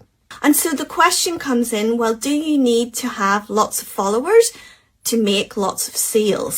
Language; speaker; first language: English; native; English